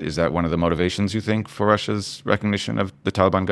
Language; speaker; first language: English; native; English